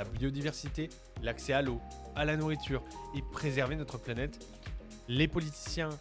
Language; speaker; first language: French; native; French